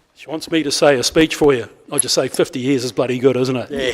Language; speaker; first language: English; native; English